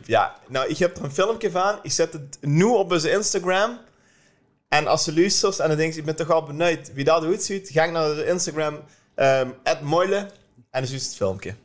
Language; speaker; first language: Dutch; native; Dutch